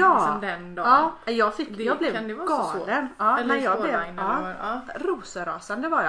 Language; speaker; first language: Swedish; native; Swedish